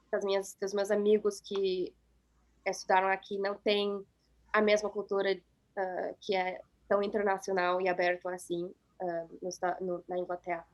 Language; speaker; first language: Portuguese; non-native, fluent; English